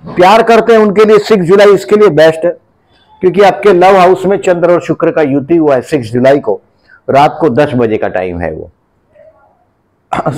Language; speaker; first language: Hindi; native; Hindi